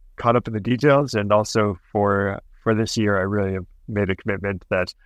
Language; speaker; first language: English; native; English